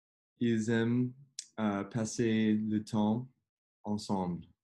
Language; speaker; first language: French; non-native, learner; English